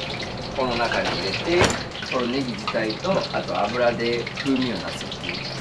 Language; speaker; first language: Japanese; native; Japanese